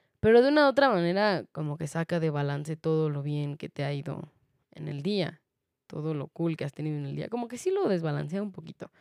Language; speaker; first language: Spanish; native; Spanish